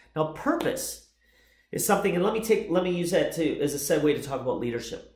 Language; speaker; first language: English; native; English